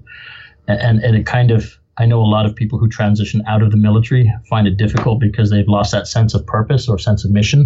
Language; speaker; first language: English; native; English